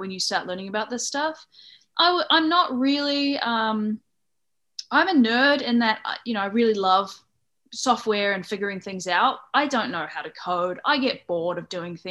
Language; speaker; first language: English; native; English